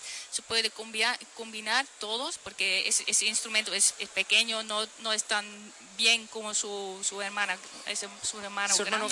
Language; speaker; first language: Spanish; non-native, fluent; Dutch